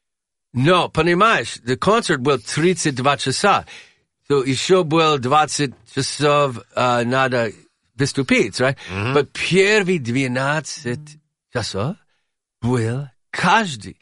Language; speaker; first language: Russian; non-native, learner; English